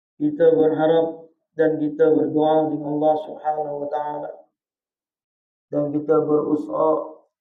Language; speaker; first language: Malay; non-native, fluent; Western Cham